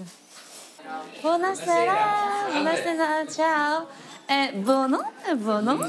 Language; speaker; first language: Italian; non-native, learner; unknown